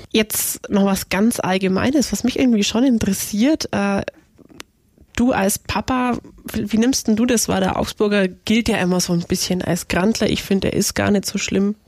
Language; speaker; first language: German; native; German